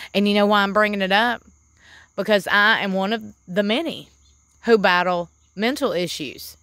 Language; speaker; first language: English; native; English